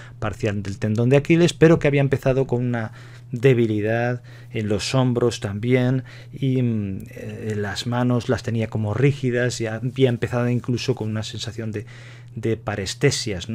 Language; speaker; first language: Spanish; native; Spanish